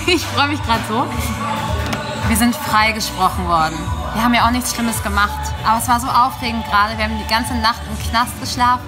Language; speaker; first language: German; native; German